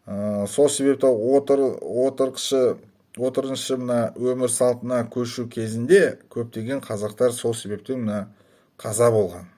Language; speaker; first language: Kazakh; non-native, local second language; Russian